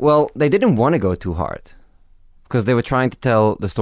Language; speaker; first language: English; early bilingual, other home language; Hebrew